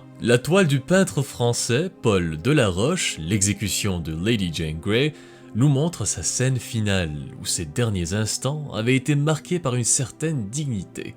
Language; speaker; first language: French; native; French